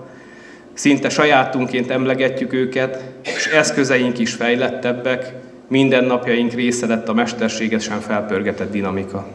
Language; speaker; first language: Hungarian; native; Hungarian